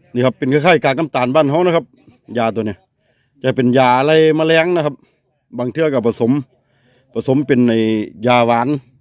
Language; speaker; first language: Thai; native; Thai